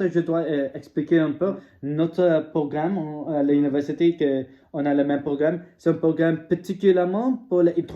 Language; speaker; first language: French; non-native, learner; English